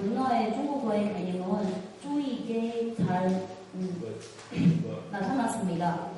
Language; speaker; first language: Korean; non-native, fluent; Chinese